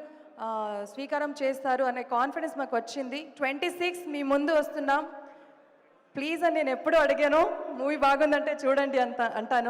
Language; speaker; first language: Telugu; non-native, fluent; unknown